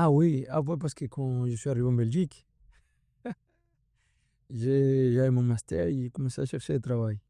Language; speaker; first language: French; non-native, fluent; Spanish